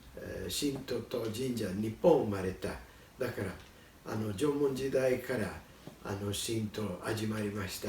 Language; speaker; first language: Japanese; non-native, learner; Italian